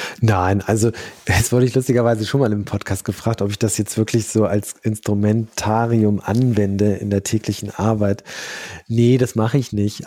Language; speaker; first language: German; native; German